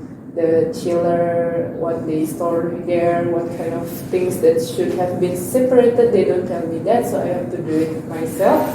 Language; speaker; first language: English; non-native, learner; Indonesian